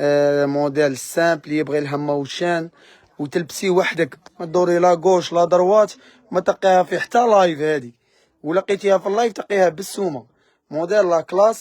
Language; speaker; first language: Arabic; native; Arabic